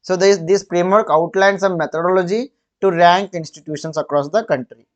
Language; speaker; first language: English; non-native, local second language; Kannada